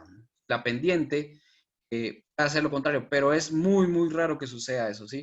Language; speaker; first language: Spanish; native; Spanish